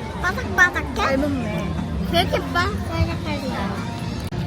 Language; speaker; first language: Korean; early bilingual, heritage; Korean